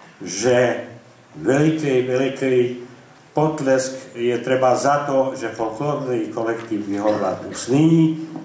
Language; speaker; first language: Slovak; non-native, local second language; Rusyn